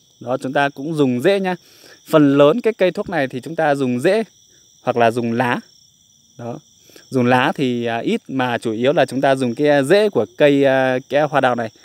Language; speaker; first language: Vietnamese; non-native, local second language; Iu Mien